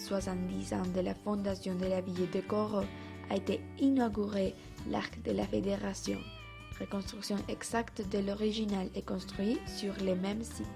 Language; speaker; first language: French; non-native, learner; Spanish